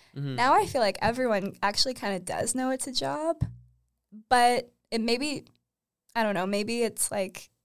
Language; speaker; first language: English; native; English